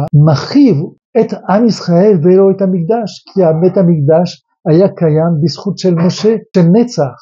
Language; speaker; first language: Hebrew; non-native, fluent; French